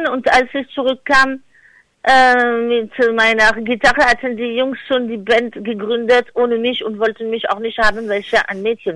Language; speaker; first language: German; non-native, fluent; French